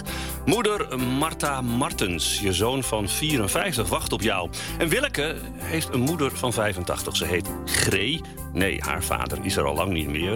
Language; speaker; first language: Dutch; native; Dutch